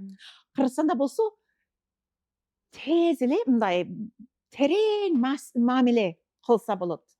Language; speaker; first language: Kyrgyz; non-native, fluent; English